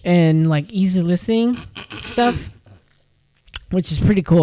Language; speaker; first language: English; early bilingual, other home language; Spanish